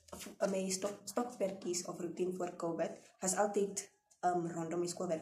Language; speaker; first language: Afrikaans; non-native, local second language; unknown